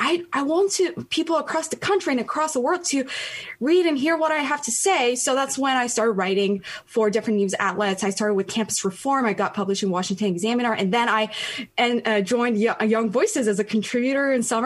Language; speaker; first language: English; non-native, fluent; Persian